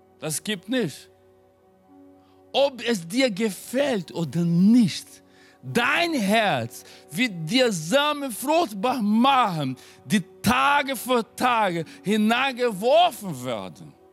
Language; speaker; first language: German; non-native, fluent; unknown